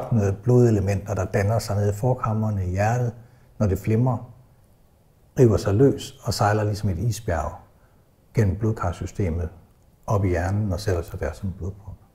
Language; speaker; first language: Danish; native; Danish